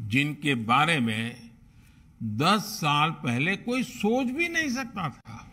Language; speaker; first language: Hindi; non-native, local second language; Gujarati